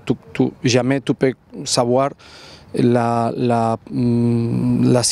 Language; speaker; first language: French; non-native, learner; Catalan